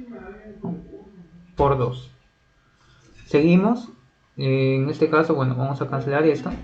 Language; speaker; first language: Spanish; native; Spanish